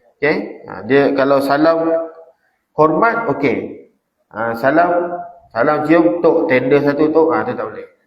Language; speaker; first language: Malay; native; Malay